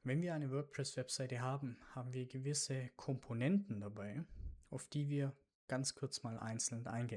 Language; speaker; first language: German; native; German